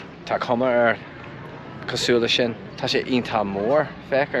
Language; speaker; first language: Irish; non-native, local second language; English